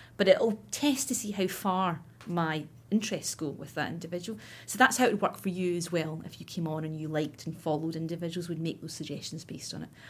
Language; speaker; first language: English; native; English